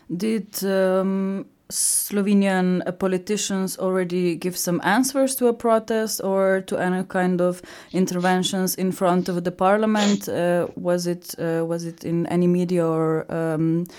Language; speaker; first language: English; non-native, fluent; Slovenian